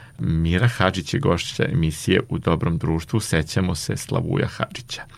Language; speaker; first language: Serbian; native; Serbian